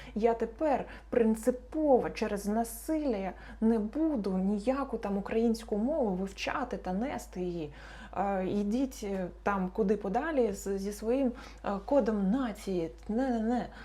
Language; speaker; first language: Ukrainian; non-native, local second language; Russian